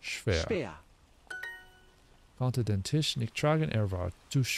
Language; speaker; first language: German; non-native, learner; English